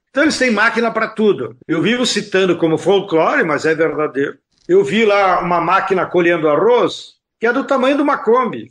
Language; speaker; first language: Portuguese; native; Portuguese